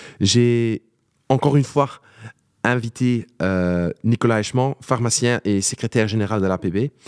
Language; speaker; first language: French; non-native, local second language; Dutch